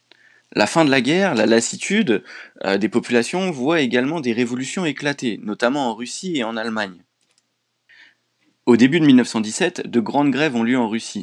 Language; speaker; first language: French; native; French